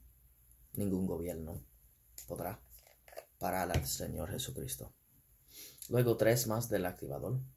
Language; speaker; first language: Spanish; non-native, fluent; English